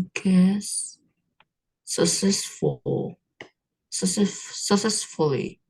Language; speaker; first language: English; non-native, learner; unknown